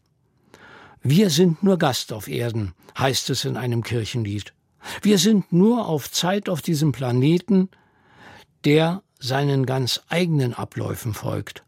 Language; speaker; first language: German; native; German